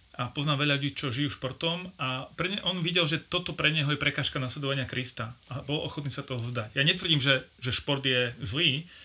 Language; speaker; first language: Slovak; native; Slovak